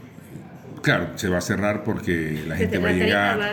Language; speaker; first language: Spanish; native; Spanish